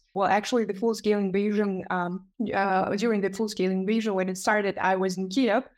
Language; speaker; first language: English; non-native, fluent; Ukrainian